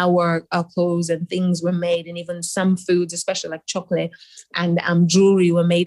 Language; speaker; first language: English; non-native, local second language; Yoruba